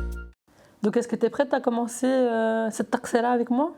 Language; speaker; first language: French; native; French